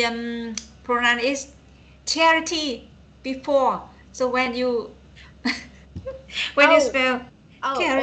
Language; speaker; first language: English; non-native, learner; Vietnamese